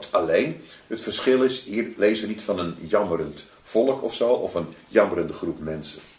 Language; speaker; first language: Dutch; native; Dutch